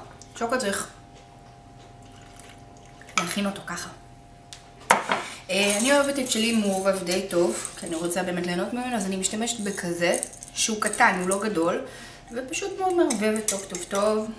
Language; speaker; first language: Hebrew; native; Hebrew